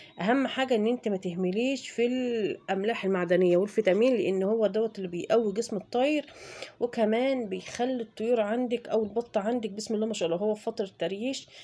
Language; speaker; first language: Arabic; native; Arabic